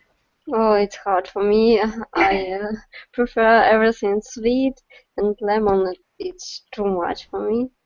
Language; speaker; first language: English; non-native, learner; Russian